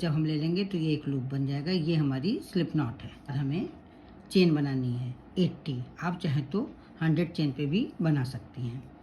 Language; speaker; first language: Hindi; native; Hindi